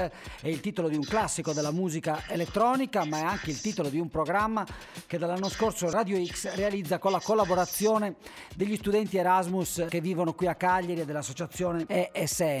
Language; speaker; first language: Italian; native; Italian